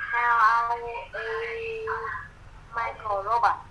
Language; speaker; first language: English; non-native, learner; Vietnamese